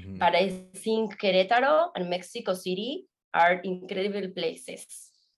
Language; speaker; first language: English; non-native, learner; Spanish